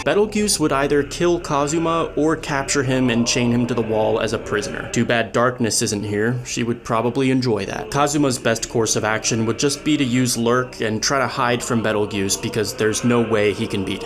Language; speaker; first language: English; native; English